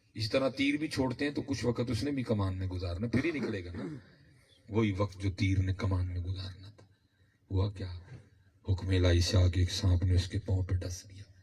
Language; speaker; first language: Urdu; non-native, local second language; Punjabi